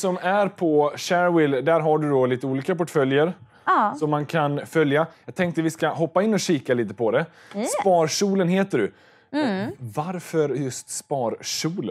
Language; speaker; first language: Swedish; native; Swedish